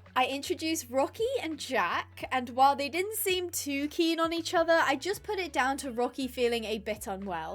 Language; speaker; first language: English; native; English